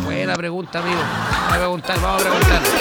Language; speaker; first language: Spanish; native; Spanish